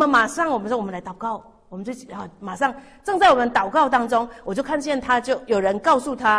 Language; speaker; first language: Chinese; native; Chinese